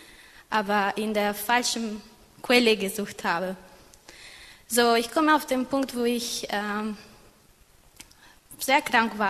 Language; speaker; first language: German; non-native, fluent; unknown